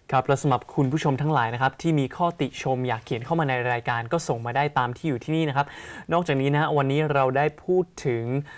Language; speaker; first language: Thai; native; Thai